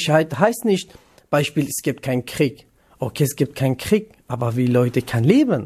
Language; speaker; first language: German; non-native, learner; Kurdish